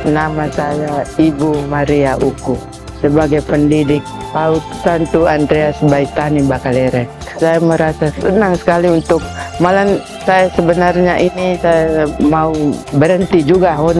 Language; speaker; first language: Indonesian; non-native, local second language; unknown